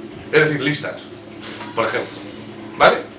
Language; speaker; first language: Spanish; native; Spanish